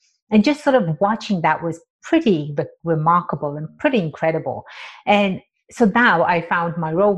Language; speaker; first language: English; native; English